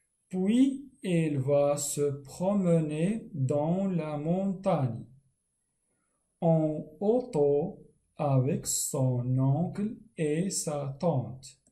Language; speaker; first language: French; non-native, fluent; Arabic